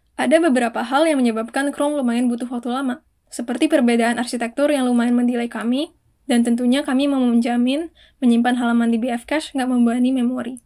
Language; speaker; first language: Indonesian; native; Indonesian